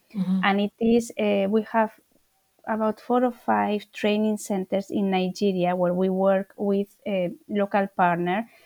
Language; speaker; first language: English; non-native, fluent; Spanish